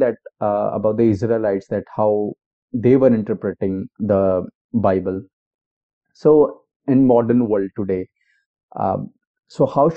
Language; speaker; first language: English; non-native, local second language; Hindi